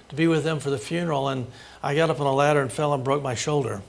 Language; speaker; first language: English; native; English